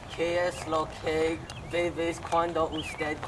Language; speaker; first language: Spanish; non-native, learner; English